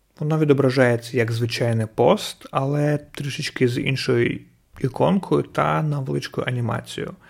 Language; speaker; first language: Ukrainian; non-native, local second language; Russian